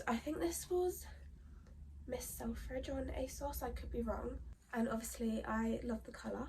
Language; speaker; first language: English; native; English